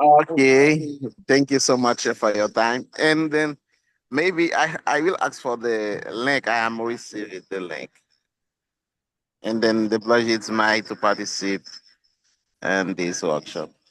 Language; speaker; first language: English; non-native, learner; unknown